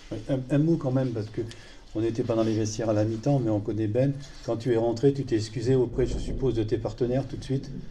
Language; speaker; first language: French; native; French